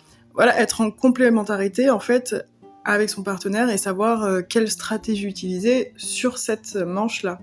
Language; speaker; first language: French; native; French